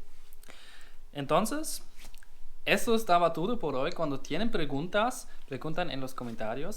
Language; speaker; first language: Spanish; non-native, learner; German